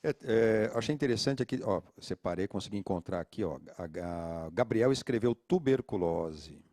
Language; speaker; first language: Portuguese; native; Portuguese